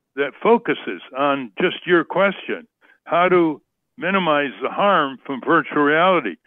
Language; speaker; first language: English; native; English